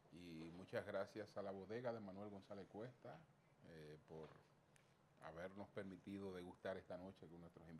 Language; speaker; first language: Spanish; native; Spanish